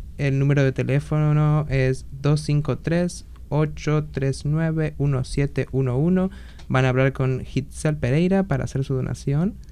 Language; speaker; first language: Spanish; native; Spanish